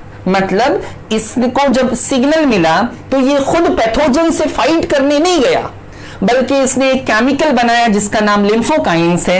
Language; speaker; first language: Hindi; native; Hindi